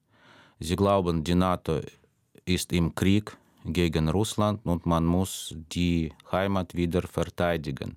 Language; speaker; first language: German; non-native, fluent; Russian